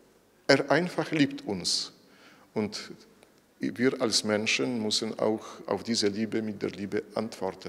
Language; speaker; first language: German; non-native, fluent; Polish